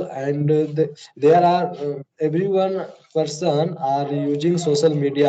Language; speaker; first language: English; non-native, learner; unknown